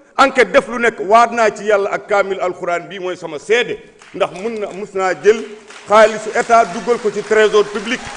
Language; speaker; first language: Wolof; non-native, local second language; Fula